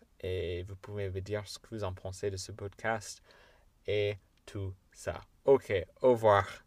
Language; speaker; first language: French; non-native, fluent; English